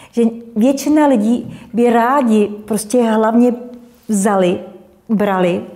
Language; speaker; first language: Czech; native; Czech